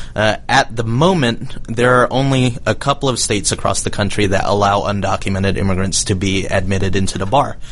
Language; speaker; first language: English; native; English